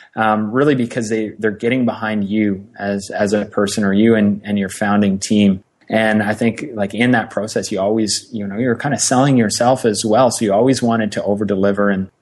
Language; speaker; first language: English; native; English